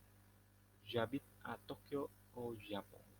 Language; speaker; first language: French; non-native, fluent; Indonesian